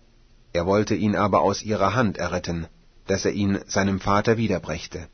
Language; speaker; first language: German; native; German